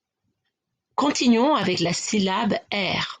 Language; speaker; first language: French; native; French